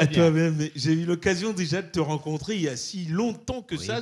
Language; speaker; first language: French; native; French